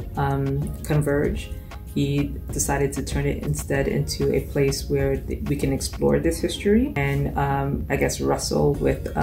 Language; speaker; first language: English; native; English